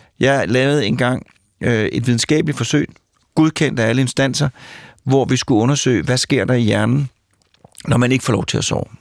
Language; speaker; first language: Danish; native; Danish